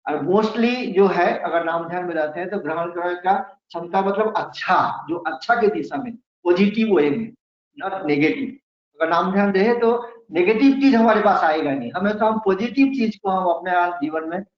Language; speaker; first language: Hindi; non-native, local second language; Bangla